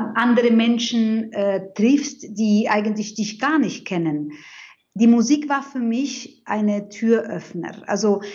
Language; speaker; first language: German; non-native, fluent; Spanish